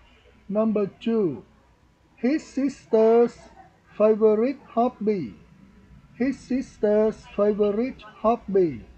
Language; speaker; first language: English; non-native, fluent; Vietnamese